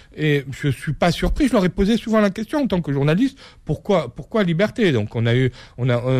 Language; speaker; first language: French; native; French